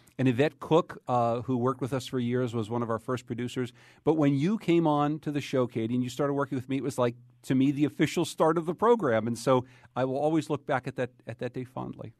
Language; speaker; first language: English; native; English